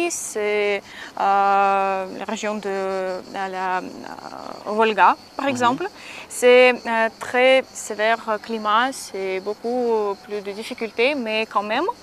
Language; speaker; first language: French; non-native, fluent; Russian